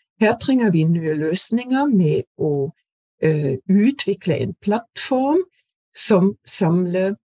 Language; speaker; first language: Norwegian; non-native, fluent; German